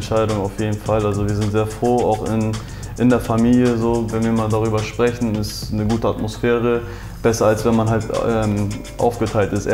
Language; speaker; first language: German; early bilingual, other home language; Turkish